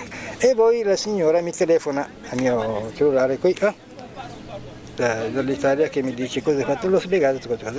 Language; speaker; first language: Italian; non-native, fluent; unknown